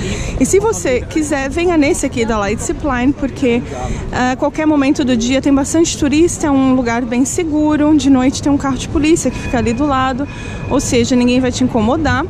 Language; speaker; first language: Portuguese; native; Portuguese